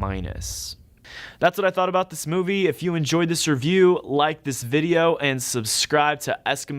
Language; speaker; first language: English; native; English